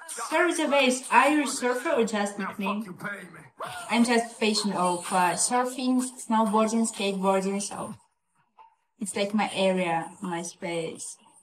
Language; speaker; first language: English; non-native, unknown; Russian